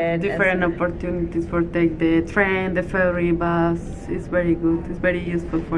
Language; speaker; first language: English; non-native, learner; Spanish